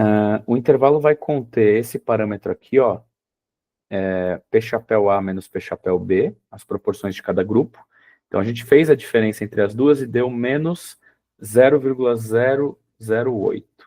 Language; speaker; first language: Portuguese; native; Portuguese